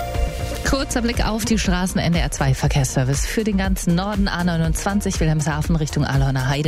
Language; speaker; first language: German; native; German